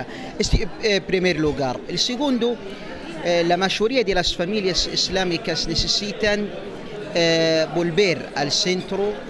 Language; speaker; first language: Spanish; non-native, fluent; Arabic